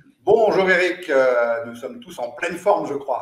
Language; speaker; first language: French; native; French